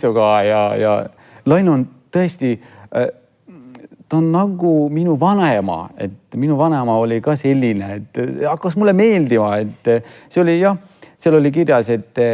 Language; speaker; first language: Estonian; non-native, fluent; Kurdish